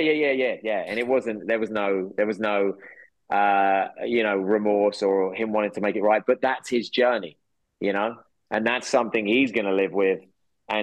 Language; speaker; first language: English; native; English